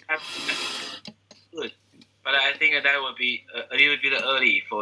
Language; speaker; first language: English; non-native, learner; Chinese